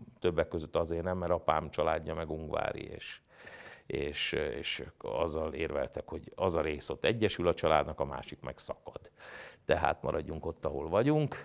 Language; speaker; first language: Hungarian; native; Hungarian